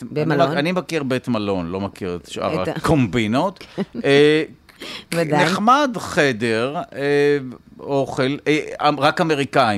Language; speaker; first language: Hebrew; native; Hebrew